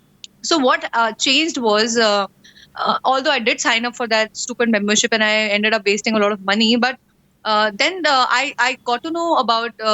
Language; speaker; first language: English; non-native, local second language; Hindi